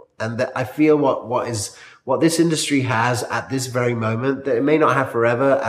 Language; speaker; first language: English; native; English